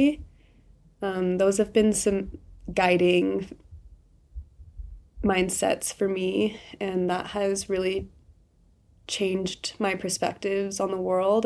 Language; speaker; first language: English; native; English